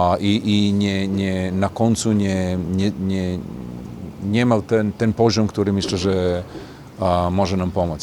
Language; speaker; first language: Polish; non-native, fluent; Serbian